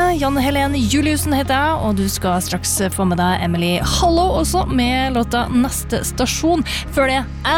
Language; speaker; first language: Norwegian; native; Norwegian